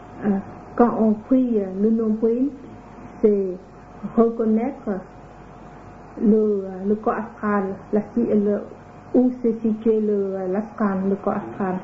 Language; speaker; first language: French; non-native, fluent; Vietnamese